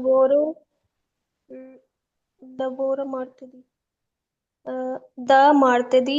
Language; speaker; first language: Italian; non-native, learner; Urdu